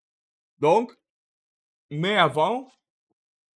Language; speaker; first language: French; non-native, learner; Russian